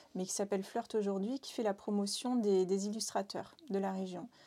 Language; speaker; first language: French; native; French